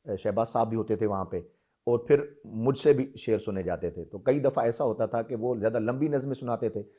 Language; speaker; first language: Urdu; non-native, local second language; Sindhi